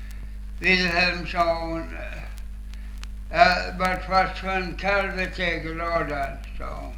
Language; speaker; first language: Swedish; native; Swedish